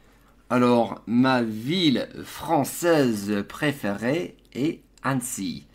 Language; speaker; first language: French; non-native, fluent; English